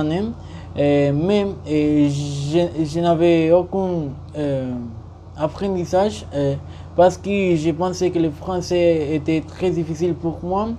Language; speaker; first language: French; non-native, learner; Spanish